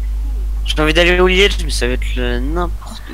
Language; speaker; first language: French; native; French